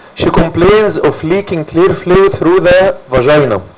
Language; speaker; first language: English; non-native, fluent; Arabic